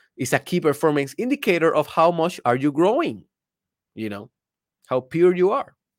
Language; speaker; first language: English; non-native, fluent; Spanish